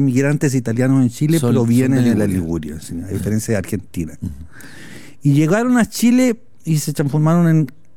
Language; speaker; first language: Spanish; native; Spanish